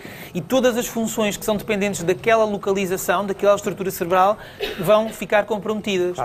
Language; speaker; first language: Portuguese; native; Portuguese